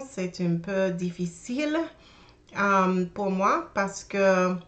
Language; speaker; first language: French; non-native, learner; English